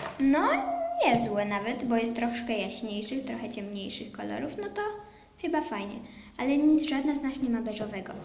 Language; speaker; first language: Polish; early bilingual, heritage; Polish